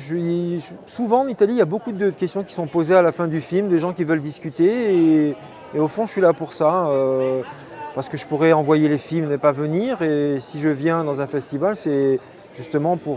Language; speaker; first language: French; non-native, local second language; Arabic